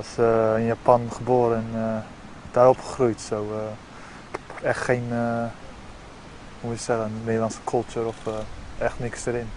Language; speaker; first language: Dutch; early bilingual, heritage; Dutch